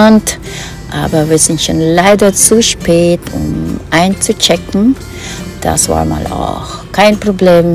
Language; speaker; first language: German; non-native, fluent; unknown